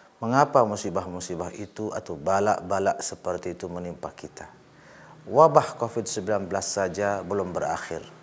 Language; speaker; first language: Malay; non-native, local second language; Sasak